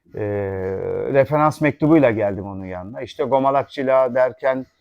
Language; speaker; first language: Turkish; native; Turkish